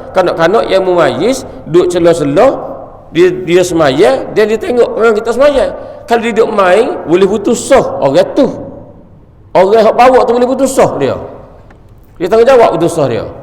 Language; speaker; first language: Malay; native; Malay